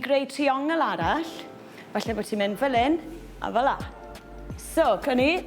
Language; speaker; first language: Welsh; native; Welsh